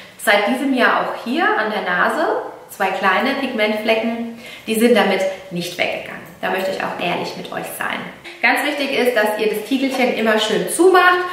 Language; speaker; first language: German; early bilingual, other home language; Italian